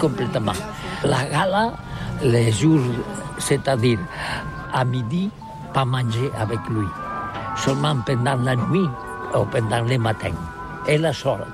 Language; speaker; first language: French; non-native, learner; Catalan